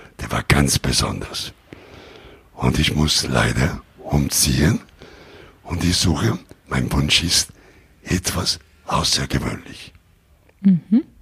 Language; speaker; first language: German; non-native, fluent; Italian